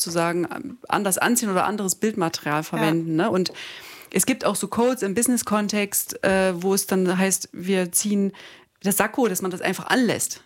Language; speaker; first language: German; native; German